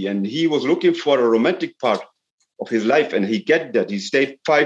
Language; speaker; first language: English; non-native, fluent; German